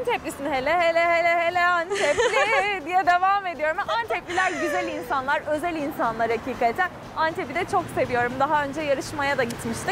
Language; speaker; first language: Turkish; native; Turkish